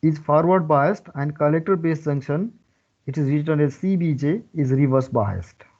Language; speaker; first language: English; non-native, local second language; Nepali